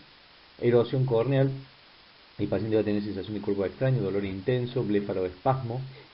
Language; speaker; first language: Spanish; native; Spanish